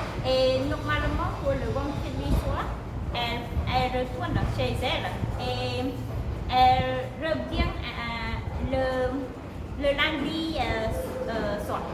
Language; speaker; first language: French; non-native, learner; Khmer